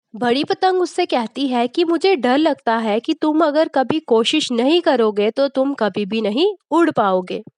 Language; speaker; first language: Hindi; native; Hindi